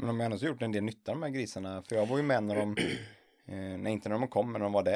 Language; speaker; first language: Swedish; native; Swedish